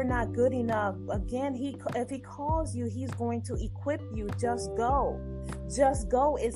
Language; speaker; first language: English; non-native, local second language; Jamaican Creole English